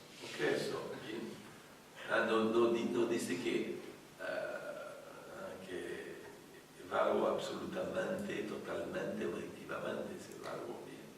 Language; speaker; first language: Spanish; non-native, fluent; French